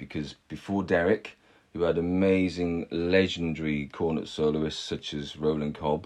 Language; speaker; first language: English; native; English